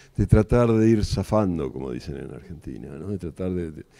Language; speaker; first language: Spanish; native; Spanish